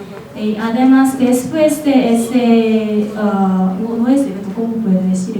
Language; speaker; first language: Spanish; non-native, learner; Korean